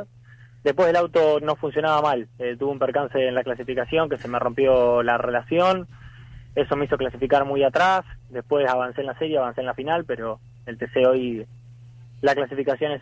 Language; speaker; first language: Spanish; native; Spanish